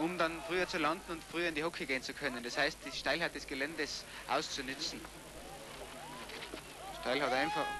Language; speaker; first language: German; native; German